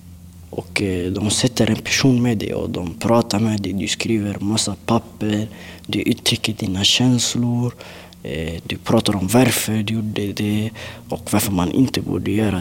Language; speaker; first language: Swedish; early bilingual, other home language; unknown